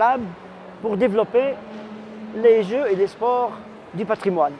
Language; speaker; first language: French; non-native, local second language; Arabic